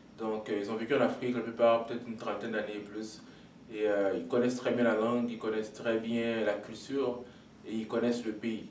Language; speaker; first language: French; non-native, local second language; Lingala